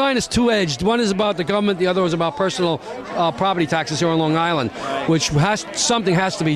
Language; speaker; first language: English; native; English